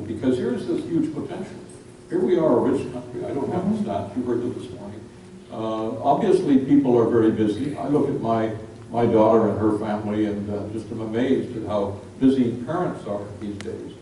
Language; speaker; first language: English; native; English